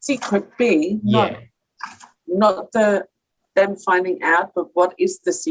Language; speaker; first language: English; native; English